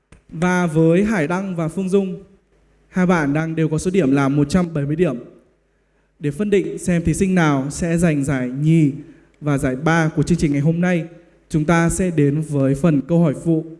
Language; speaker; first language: Vietnamese; native; Vietnamese